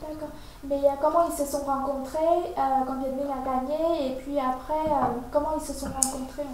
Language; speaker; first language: French; non-native, fluent; Vietnamese